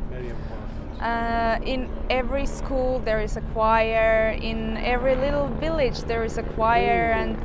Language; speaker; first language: English; non-native, fluent; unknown